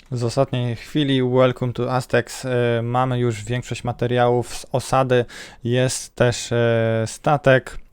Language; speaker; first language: Polish; native; Polish